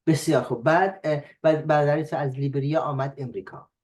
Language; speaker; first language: Persian; native; Persian